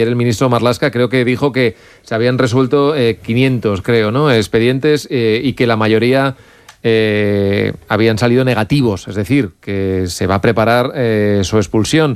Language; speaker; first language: Spanish; native; Spanish